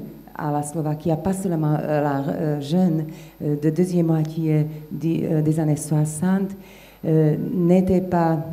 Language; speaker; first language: French; non-native, fluent; Slovak